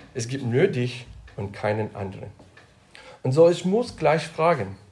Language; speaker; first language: German; non-native, fluent; English